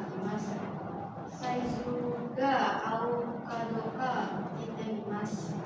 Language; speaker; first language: Japanese; non-native, learner; Indonesian